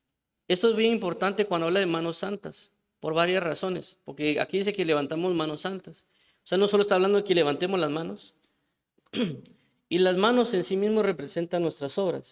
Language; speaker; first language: Spanish; native; Spanish